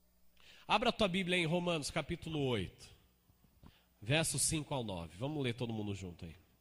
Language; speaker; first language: Portuguese; native; Portuguese